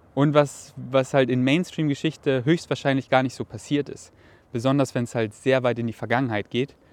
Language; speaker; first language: German; native; German